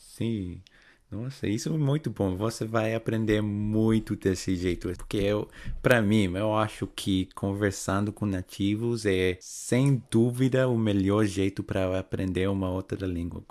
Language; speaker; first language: Portuguese; non-native, fluent; English